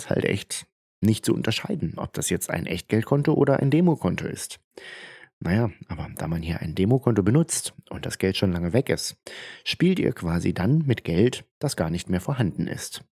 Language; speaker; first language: German; native; German